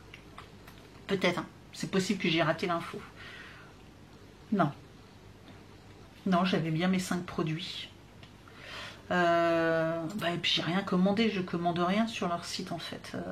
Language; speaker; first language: French; native; French